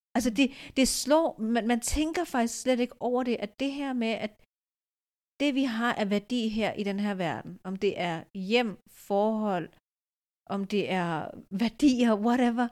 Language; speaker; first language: Danish; early bilingual, other home language; Urdu